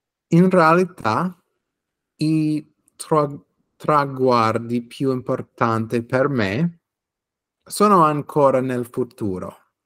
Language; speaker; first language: Italian; non-native, learner; English